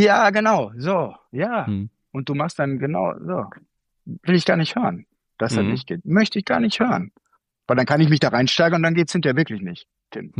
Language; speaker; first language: German; native; German